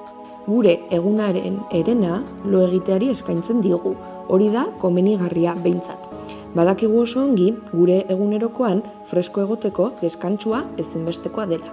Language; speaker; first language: Basque; native; Basque